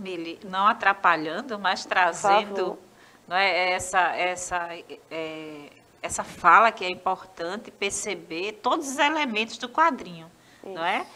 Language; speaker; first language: Portuguese; native; Portuguese